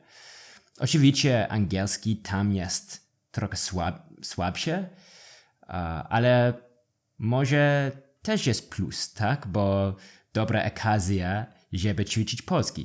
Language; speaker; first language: Polish; non-native, learner; English